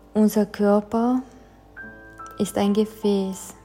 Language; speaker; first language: German; non-native, fluent; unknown